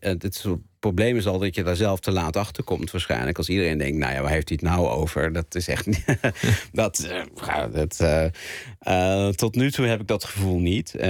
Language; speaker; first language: Dutch; native; Dutch